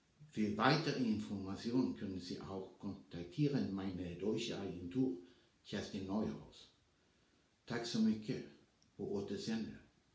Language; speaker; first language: German; non-native, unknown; Swedish